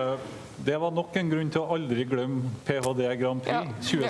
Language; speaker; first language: Norwegian; native; Norwegian